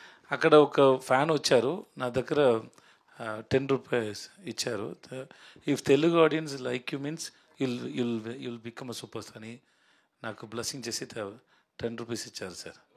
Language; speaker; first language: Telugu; non-native, learner; Tamil